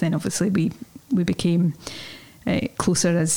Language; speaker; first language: English; native; English